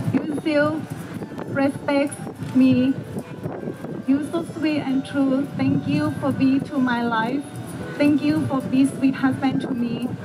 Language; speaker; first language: English; non-native, learner; Thai